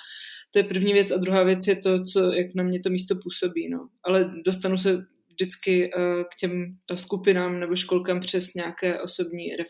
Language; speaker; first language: Czech; native; Czech